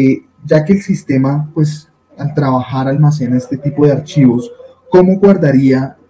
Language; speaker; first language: Spanish; native; Spanish